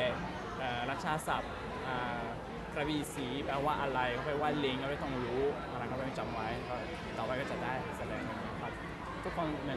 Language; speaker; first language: Thai; non-native, learner; English